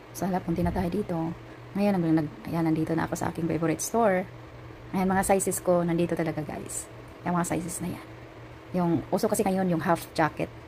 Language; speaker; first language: Filipino; non-native, local second language; Cebuano